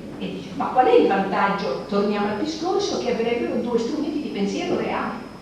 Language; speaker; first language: Italian; native; Italian